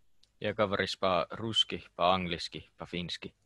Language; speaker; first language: Russian; non-native, learner; Finnish